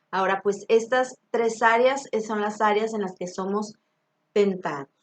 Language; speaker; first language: Spanish; native; Spanish